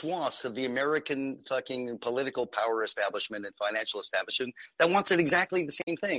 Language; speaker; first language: English; non-native, fluent; French